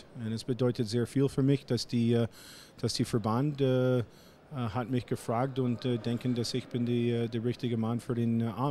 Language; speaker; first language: German; non-native, fluent; English